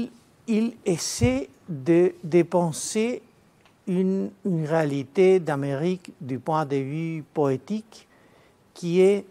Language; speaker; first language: French; non-native, fluent; Spanish